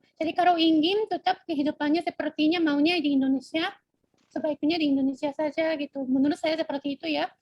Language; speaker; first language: Indonesian; non-native, fluent; Japanese